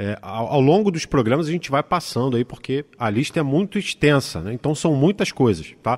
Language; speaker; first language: Portuguese; native; Portuguese